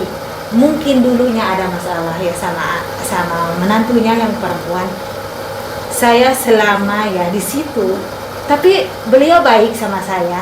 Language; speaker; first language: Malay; non-native, local second language; Sundanese